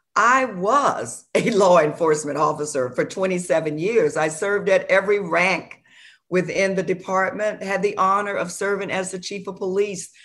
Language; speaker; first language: English; native; English